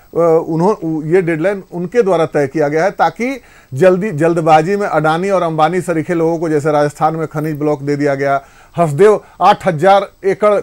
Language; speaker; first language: Hindi; native; Hindi